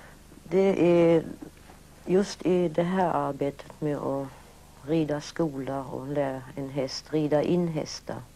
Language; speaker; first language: Swedish; early bilingual, other home language; German